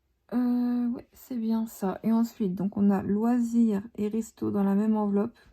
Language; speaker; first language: French; native; French